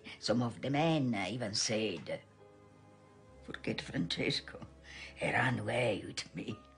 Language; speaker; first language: English; non-native, fluent; Italian